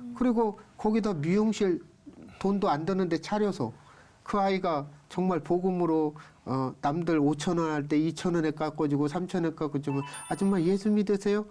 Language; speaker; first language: Korean; native; Korean